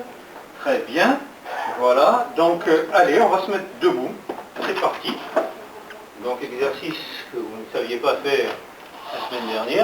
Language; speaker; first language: French; native; French